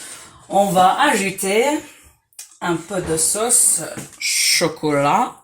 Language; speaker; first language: French; non-native, fluent; English